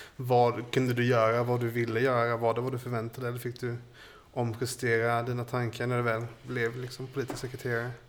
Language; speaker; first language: Swedish; native; Swedish